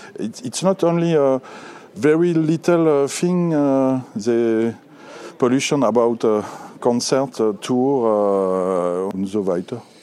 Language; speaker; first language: English; non-native, learner; French